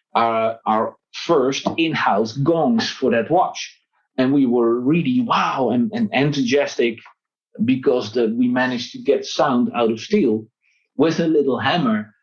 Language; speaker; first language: English; non-native, fluent; Dutch